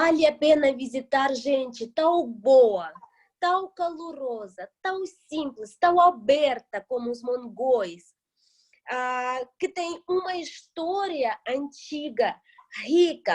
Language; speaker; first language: Portuguese; non-native, fluent; Russian